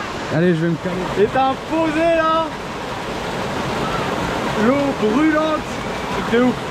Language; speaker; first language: French; native; French